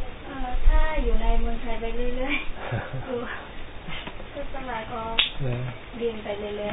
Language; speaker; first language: Thai; non-native, fluent; Chinese